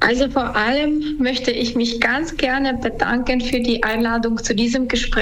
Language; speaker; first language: German; non-native, fluent; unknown